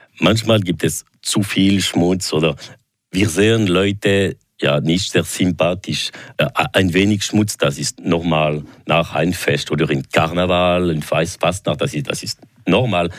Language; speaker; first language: German; non-native, local second language; French